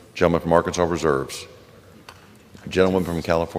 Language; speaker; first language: English; native; English